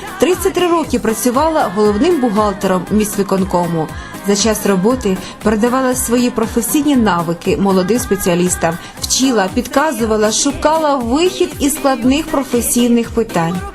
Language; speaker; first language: Ukrainian; native; Ukrainian